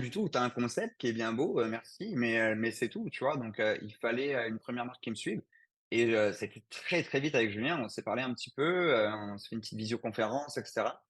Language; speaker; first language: French; native; French